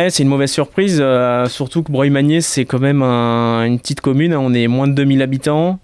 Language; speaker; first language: French; native; French